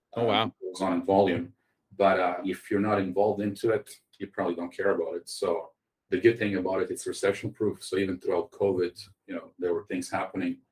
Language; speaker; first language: English; non-native, fluent; Croatian